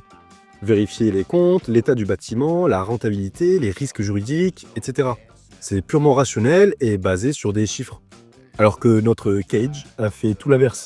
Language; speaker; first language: French; native; French